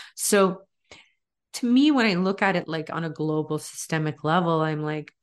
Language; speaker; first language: English; native; English